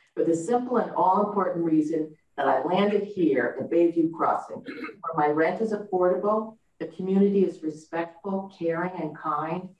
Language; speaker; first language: English; native; English